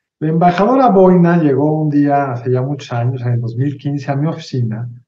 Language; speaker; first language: Spanish; native; Spanish